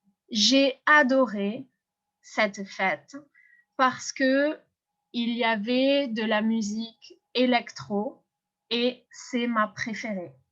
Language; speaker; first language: French; non-native, fluent; English